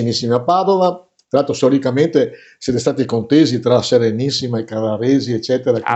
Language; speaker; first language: Italian; native; Italian